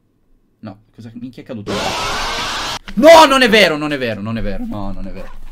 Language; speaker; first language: Italian; native; Italian